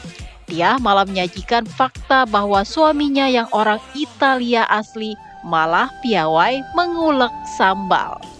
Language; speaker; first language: Indonesian; native; Indonesian